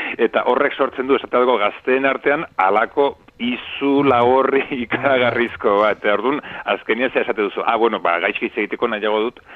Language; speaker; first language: Basque; non-native, local second language; Spanish